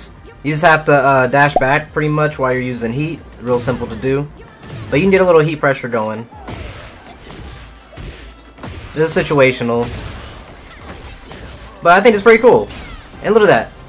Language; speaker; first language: English; native; English